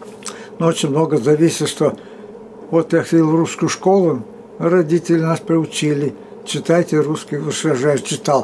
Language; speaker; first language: Russian; early bilingual, heritage; Russian